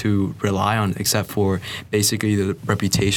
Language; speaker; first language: English; non-native, fluent; Vietnamese